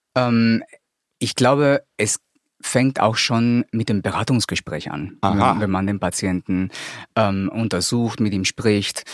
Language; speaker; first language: German; non-native, fluent; Spanish